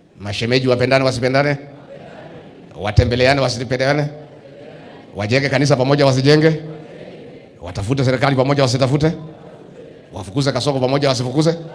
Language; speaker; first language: Swahili; non-native, local second language; Kikuyu